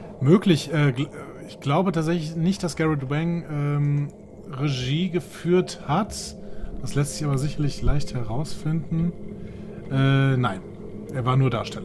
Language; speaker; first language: German; native; German